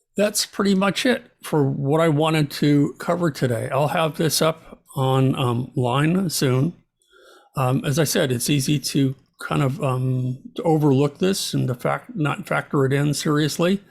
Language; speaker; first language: English; native; English